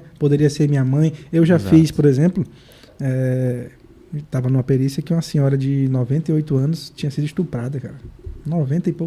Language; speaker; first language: Portuguese; native; Portuguese